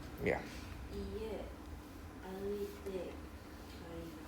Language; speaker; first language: Japanese; non-native, learner; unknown